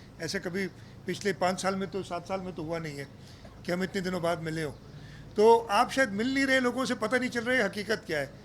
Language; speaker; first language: Urdu; non-native, local second language; Sindhi